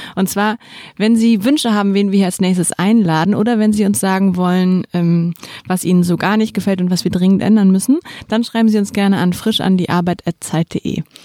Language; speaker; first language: German; native; German